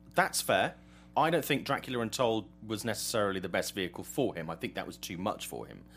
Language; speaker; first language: English; native; English